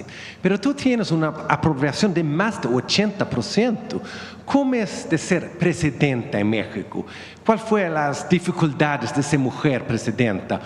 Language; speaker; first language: Spanish; non-native, fluent; Swedish